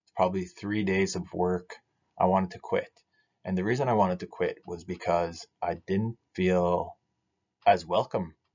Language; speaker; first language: English; native; English